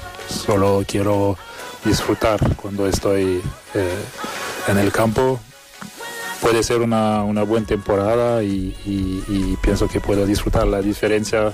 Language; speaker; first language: Spanish; non-native, fluent; French